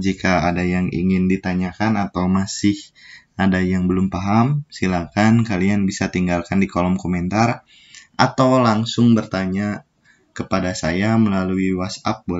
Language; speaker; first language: Indonesian; native; Indonesian